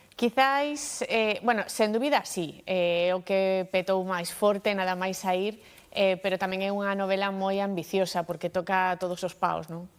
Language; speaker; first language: Galician; non-native, local second language; Spanish